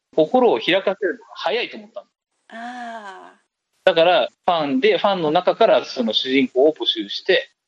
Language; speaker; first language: Japanese; native; Japanese